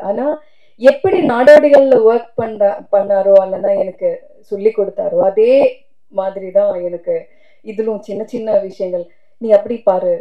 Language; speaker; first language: Tamil; non-native, fluent; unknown